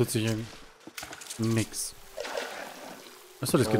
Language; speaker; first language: German; native; German